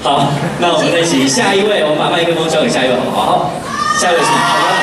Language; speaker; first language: Chinese; native; Chinese